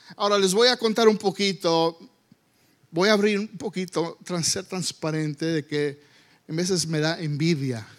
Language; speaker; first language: Spanish; early bilingual, heritage; Spanish